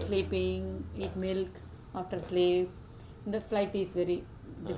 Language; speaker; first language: English; non-native, learner; Tamil